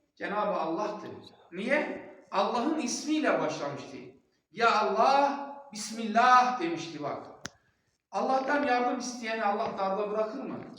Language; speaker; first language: Turkish; non-native, local second language; Kurdish